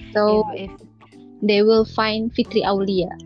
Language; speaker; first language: English; non-native, learner; Indonesian